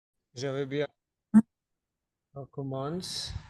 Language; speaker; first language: French; non-native, fluent; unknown